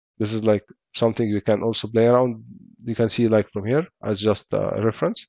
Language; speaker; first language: English; non-native, fluent; Arabic